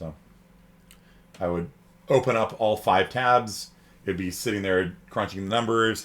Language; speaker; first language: English; native; English